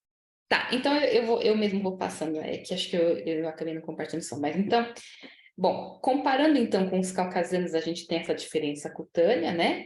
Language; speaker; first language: Portuguese; native; Portuguese